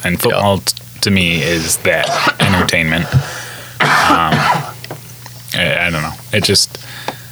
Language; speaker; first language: English; native; English